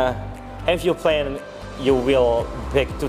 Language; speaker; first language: English; non-native, learner; Indonesian